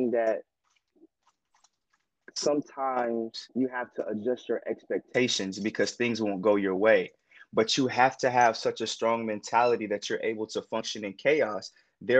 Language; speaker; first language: English; native; English